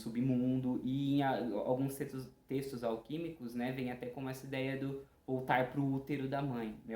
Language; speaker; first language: Portuguese; native; Portuguese